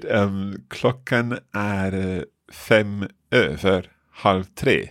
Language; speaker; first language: Swedish; non-native, learner; English